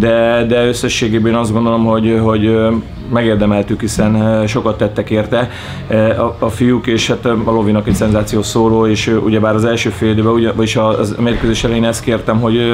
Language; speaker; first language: Hungarian; native; Hungarian